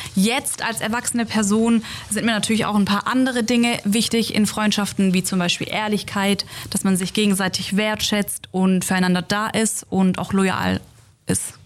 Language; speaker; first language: German; native; German